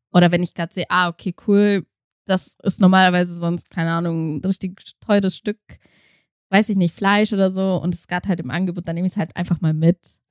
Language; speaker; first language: German; early bilingual, other home language; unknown